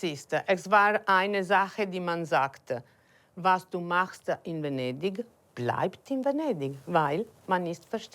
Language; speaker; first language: German; non-native, learner; Italian